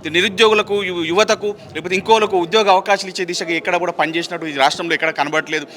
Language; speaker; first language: Telugu; native; Telugu